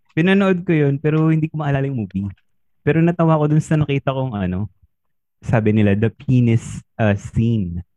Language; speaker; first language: Filipino; native; Filipino